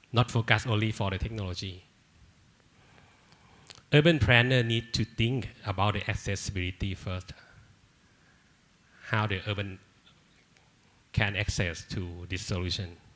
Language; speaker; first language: English; non-native, learner; Thai